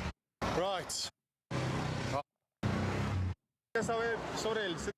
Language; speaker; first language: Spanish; early bilingual, heritage; English